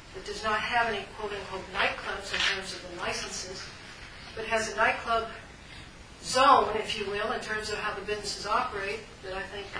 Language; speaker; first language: English; native; English